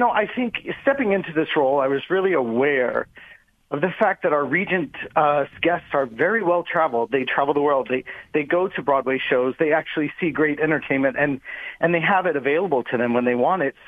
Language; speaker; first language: English; native; English